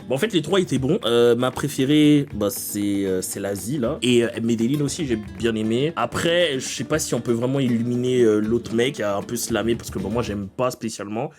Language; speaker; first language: French; native; French